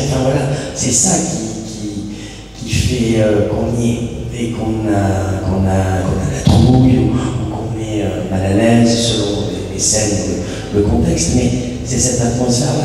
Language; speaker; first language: French; native; French